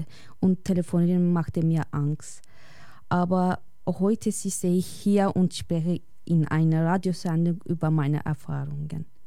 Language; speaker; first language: German; non-native, fluent; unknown